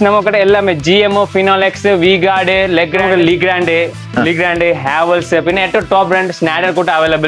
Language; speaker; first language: Malayalam; non-native, learner; Tamil